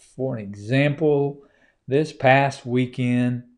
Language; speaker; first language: English; native; English